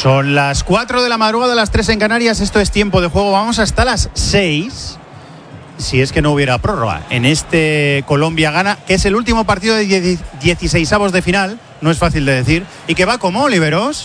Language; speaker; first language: Spanish; native; Spanish